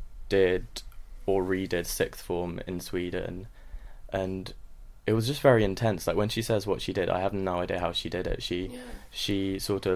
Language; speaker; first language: English; native; English